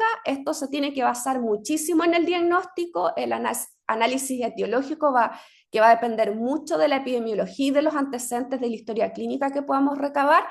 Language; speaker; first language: Spanish; native; Spanish